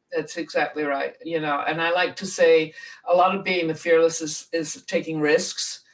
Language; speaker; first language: English; native; English